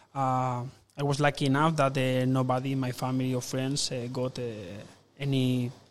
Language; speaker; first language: English; non-native, fluent; Spanish